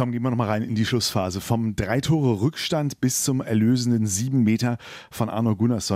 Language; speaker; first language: German; native; German